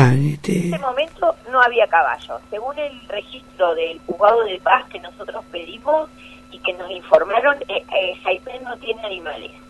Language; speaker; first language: Spanish; native; Spanish